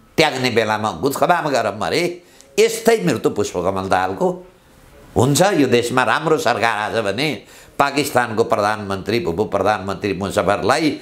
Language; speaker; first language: Nepali; native; Nepali